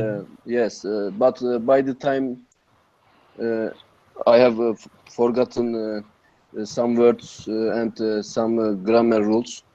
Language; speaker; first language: English; non-native, learner; Turkish